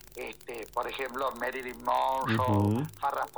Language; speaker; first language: Spanish; native; Spanish